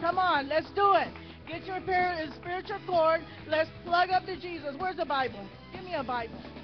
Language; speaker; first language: English; native; English